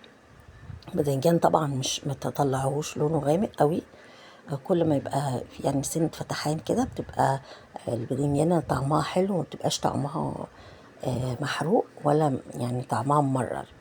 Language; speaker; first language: Arabic; native; Arabic